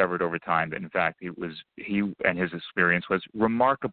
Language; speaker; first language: English; native; English